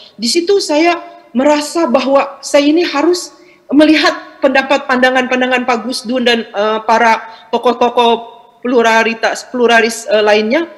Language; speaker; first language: Indonesian; native; Indonesian